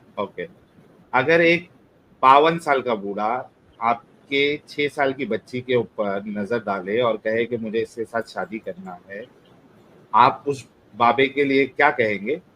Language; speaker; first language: Hindi; native; Hindi